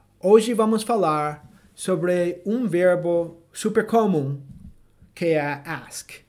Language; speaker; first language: Portuguese; non-native, fluent; English